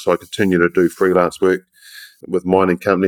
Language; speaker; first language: English; native; English